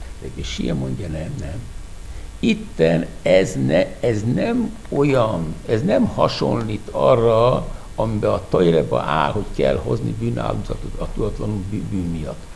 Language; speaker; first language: Hungarian; non-native, fluent; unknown